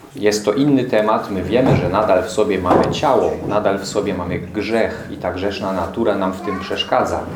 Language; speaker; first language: Polish; non-native, fluent; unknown